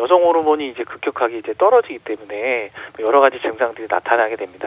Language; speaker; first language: Korean; native; Korean